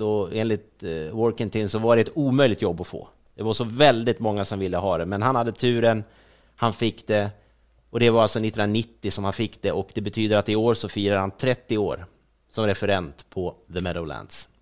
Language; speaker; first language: Swedish; native; Swedish